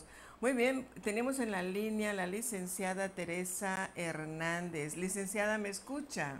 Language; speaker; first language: Spanish; native; Spanish